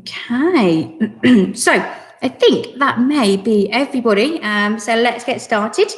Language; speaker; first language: English; native; English